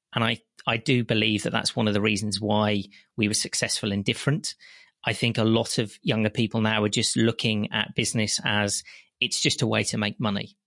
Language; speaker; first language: English; native; English